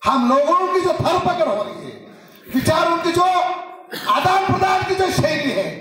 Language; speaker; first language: Hindi; non-native, local second language; Marathi